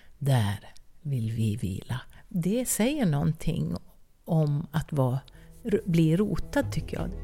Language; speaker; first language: Swedish; native; Swedish